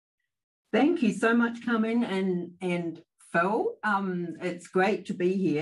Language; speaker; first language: English; native; English